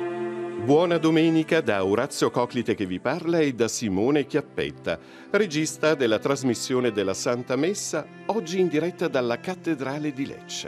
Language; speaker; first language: Italian; native; Italian